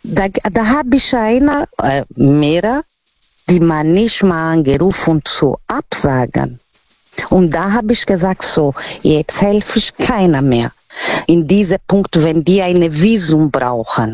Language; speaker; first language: German; non-native, learner; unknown